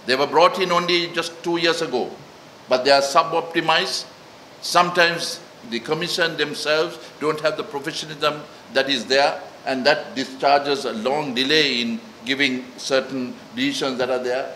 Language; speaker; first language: English; non-native, local second language; Sinhala